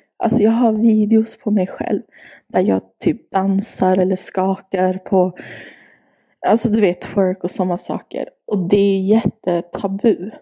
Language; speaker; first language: Swedish; early bilingual, other home language; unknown